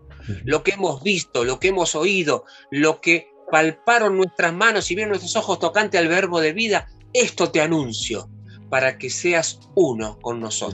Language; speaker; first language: Spanish; native; Spanish